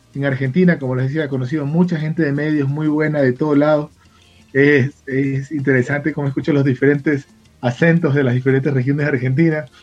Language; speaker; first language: Spanish; native; Spanish